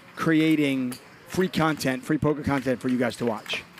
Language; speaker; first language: English; native; English